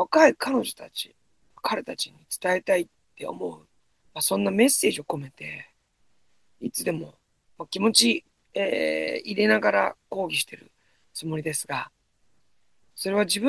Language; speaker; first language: Japanese; native; Japanese